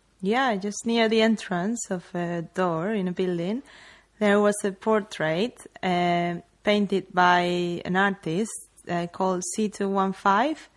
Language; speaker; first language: English; non-native, fluent; Spanish